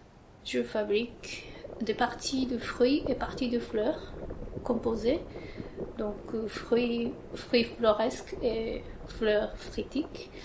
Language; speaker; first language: French; non-native, fluent; Japanese